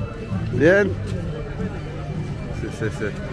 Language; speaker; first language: Spanish; non-native, learner; English